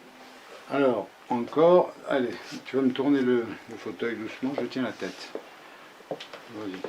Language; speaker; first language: French; native; French